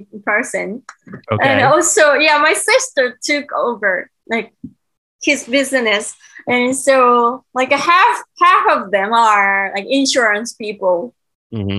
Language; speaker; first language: English; non-native, learner; Japanese